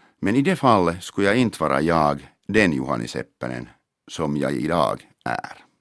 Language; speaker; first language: Swedish; non-native, local second language; Finnish